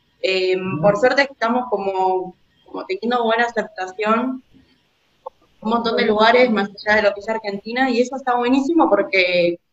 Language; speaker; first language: Spanish; native; Spanish